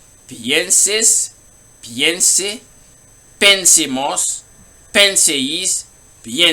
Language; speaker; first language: Spanish; non-native, learner; Haitian Creole